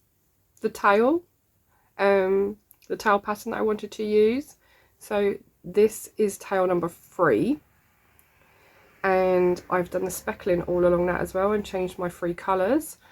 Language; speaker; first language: English; native; English